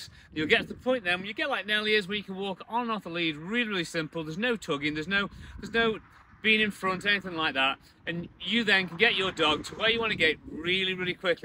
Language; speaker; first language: English; native; English